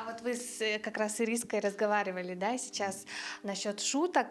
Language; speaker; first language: Russian; native; Russian